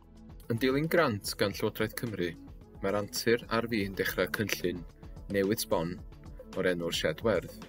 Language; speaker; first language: Welsh; native; Welsh